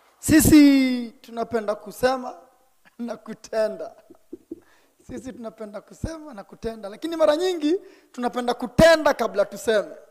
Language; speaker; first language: Swahili; non-native, local second language; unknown